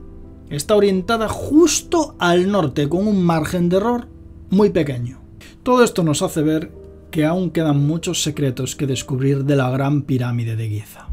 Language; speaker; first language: Spanish; native; Spanish